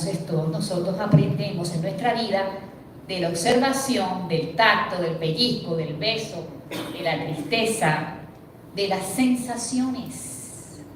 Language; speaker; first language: Spanish; native; Spanish